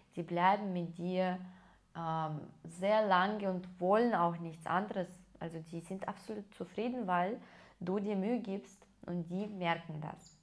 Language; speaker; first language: German; non-native, fluent; Russian